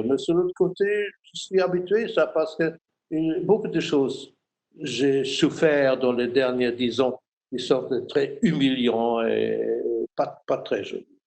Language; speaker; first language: French; non-native, fluent; German